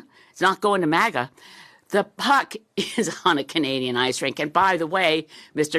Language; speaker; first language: English; native; English